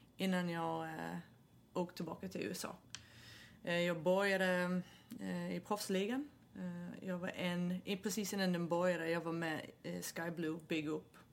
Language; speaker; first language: Swedish; non-native, fluent; English